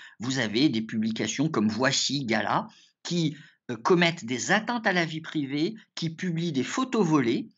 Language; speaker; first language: French; early bilingual, other home language; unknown